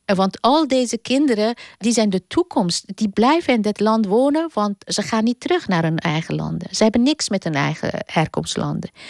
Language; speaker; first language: Dutch; non-native, fluent; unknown